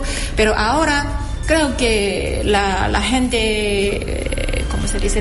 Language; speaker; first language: Spanish; non-native, learner; Chinese